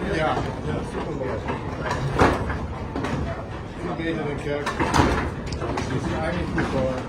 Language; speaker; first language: Dutch; non-native, learner; German